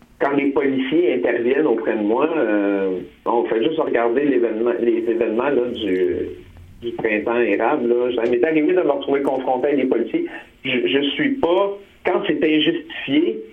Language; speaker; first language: French; native; French